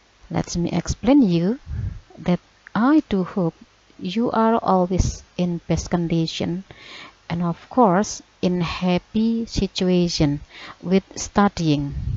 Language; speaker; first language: English; non-native, fluent; Indonesian